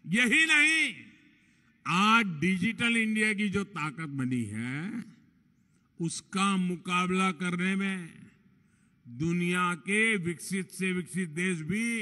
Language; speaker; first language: Hindi; non-native, local second language; Gujarati